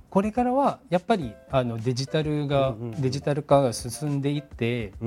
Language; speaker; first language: Japanese; non-native, fluent; Filipino